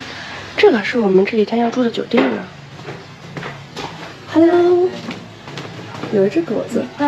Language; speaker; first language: Chinese; native; Chinese